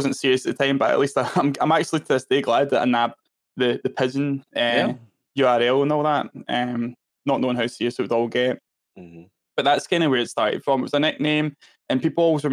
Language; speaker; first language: English; native; English